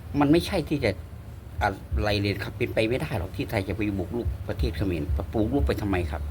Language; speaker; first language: Thai; native; Thai